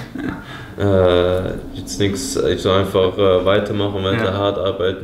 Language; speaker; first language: German; early bilingual, heritage; English